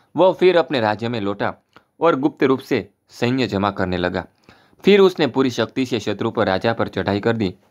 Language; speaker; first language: Hindi; non-native, local second language; Gujarati